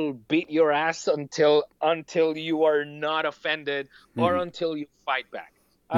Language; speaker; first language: English; non-native, fluent; Spanish